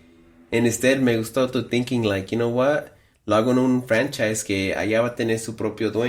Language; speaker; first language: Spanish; early bilingual, heritage; Spanish